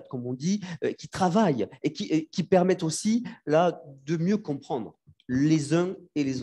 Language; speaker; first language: French; native; French